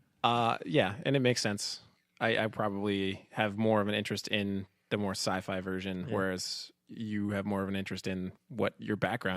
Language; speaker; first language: English; native; English